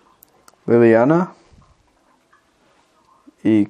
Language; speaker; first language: Spanish; non-native, learner; English